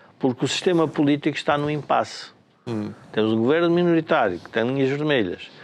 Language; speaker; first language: Portuguese; native; Portuguese